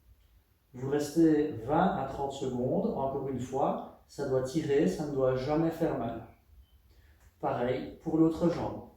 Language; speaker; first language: French; native; French